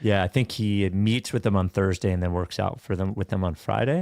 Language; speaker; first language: English; native; English